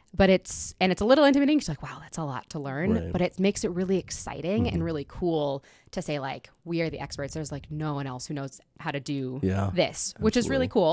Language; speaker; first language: English; native; English